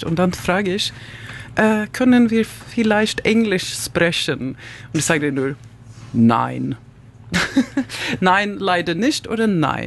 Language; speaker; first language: German; non-native, learner; Swedish